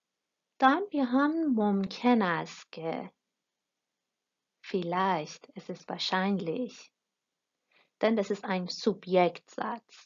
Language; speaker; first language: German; non-native, fluent; Persian